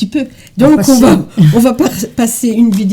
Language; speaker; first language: French; native; French